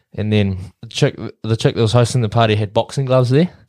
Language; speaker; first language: English; native; English